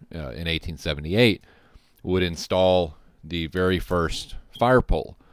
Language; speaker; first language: English; native; English